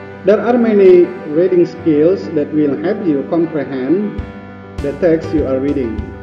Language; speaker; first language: English; non-native, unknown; Indonesian